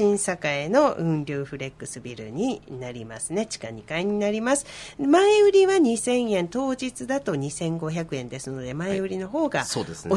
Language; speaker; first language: Japanese; native; Japanese